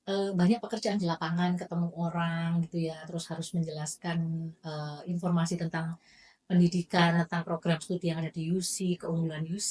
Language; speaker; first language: Indonesian; native; Indonesian